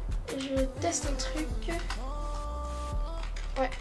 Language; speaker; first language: French; native; French